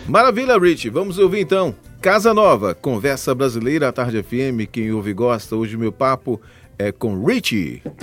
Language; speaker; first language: Portuguese; native; Portuguese